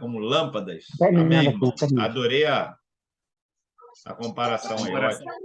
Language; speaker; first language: Portuguese; native; Portuguese